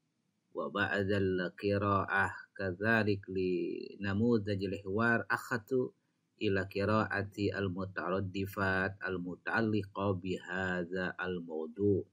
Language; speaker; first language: Arabic; non-native, learner; Indonesian